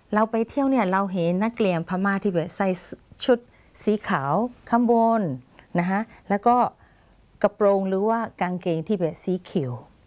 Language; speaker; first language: Thai; non-native, fluent; Burmese